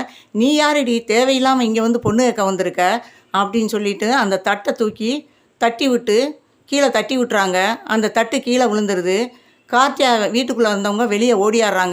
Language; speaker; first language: Tamil; native; Tamil